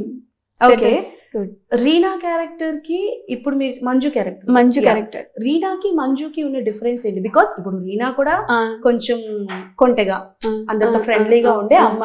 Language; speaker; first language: Telugu; native; Telugu